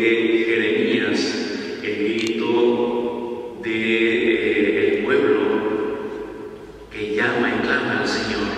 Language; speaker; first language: Spanish; native; Spanish